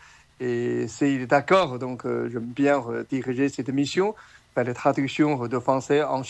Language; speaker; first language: French; non-native, learner; Chinese